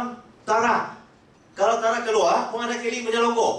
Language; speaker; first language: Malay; non-native, local second language; Chinese